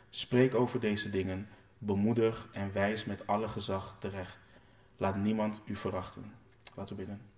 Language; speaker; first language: Dutch; non-native, local second language; Papiamento